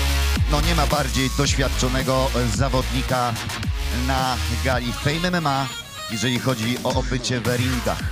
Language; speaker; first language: Polish; native; Polish